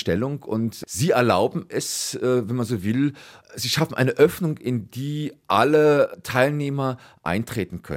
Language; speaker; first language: German; native; German